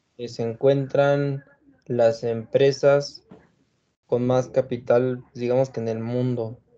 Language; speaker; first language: Spanish; native; Spanish